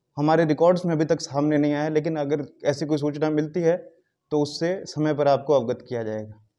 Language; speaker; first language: Hindi; non-native, local second language; Gujarati